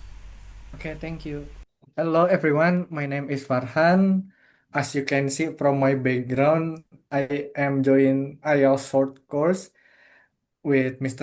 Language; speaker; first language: English; non-native, fluent; Indonesian